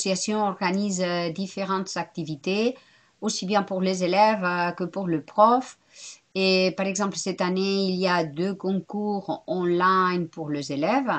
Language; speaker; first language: French; non-native, fluent; Spanish